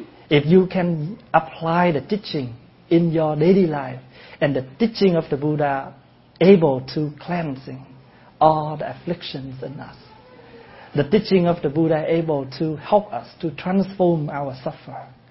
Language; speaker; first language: English; non-native, fluent; Vietnamese